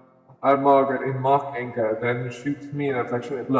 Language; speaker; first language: English; native; English